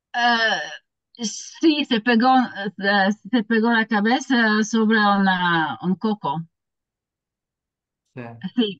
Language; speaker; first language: Spanish; non-native, learner; English